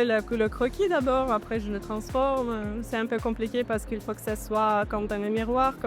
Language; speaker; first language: French; non-native, fluent; Romanian